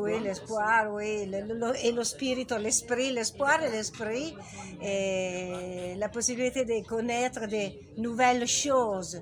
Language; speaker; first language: French; non-native, learner; Italian